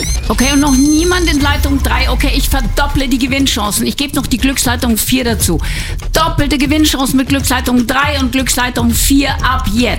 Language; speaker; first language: German; native; German